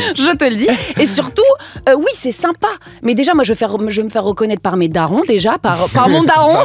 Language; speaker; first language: French; native; French